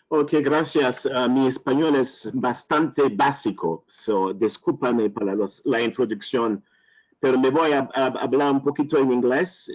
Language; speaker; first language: Spanish; non-native, learner; French